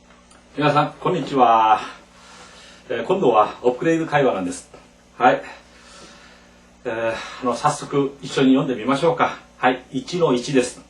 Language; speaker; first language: Japanese; non-native, fluent; Korean